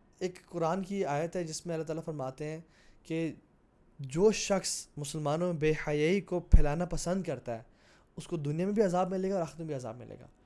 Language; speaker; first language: Urdu; native; Urdu